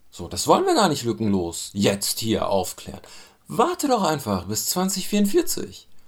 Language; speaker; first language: German; early bilingual, other home language; Turkish